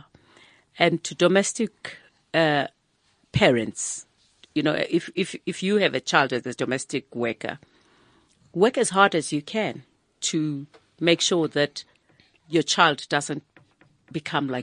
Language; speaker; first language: English; non-native, local second language; Zulu